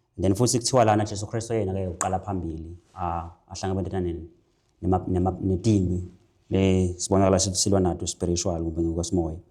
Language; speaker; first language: Zulu; non-native, local second language; Swati